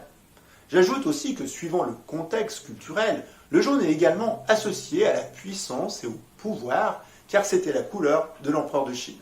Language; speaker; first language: French; native; French